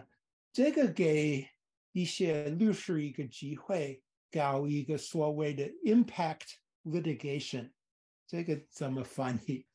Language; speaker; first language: Chinese; non-native, fluent; English